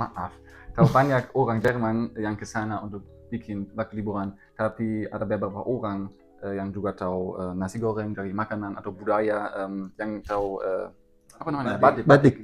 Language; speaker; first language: Indonesian; non-native, learner; German